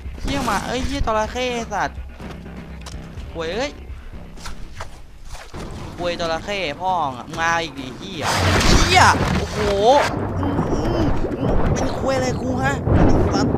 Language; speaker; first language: Thai; native; Thai